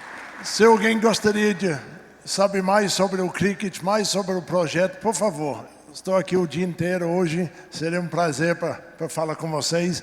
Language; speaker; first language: Portuguese; non-native, fluent; English